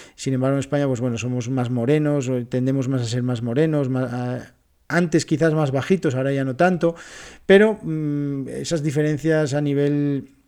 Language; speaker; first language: Spanish; native; Spanish